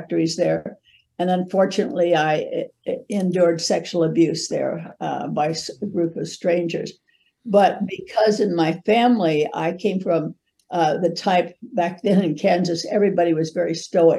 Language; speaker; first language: English; native; English